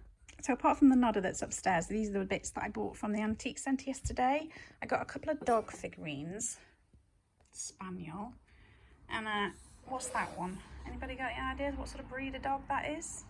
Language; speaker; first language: English; native; English